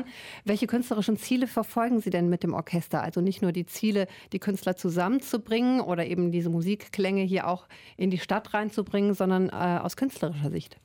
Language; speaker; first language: German; native; German